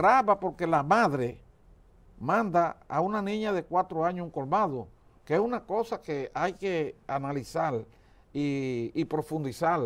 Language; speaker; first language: Spanish; native; Spanish